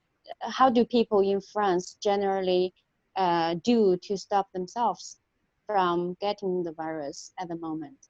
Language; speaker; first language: English; non-native, fluent; Chinese